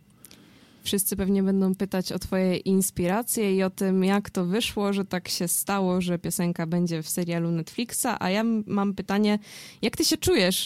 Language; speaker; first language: Polish; native; Polish